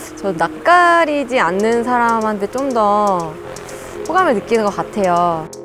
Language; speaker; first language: Korean; non-native, fluent; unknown